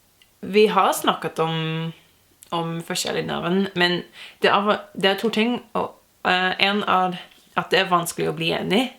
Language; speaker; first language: Norwegian; non-native, learner; English